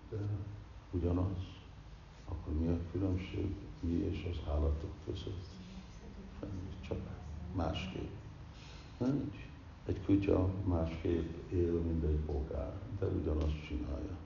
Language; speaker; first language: Hungarian; early bilingual, heritage; Hungarian